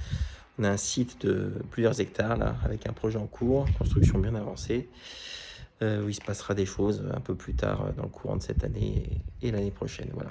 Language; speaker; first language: French; native; French